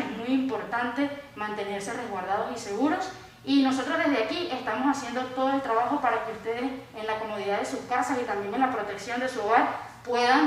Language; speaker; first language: Spanish; native; Spanish